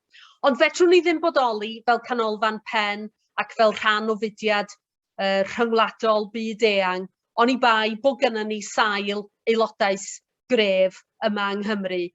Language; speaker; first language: Welsh; native; Welsh